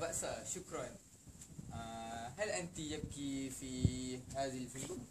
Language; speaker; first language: Arabic; non-native, learner; Malay